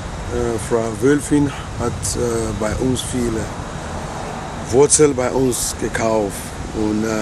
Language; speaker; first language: German; non-native, learner; Ewe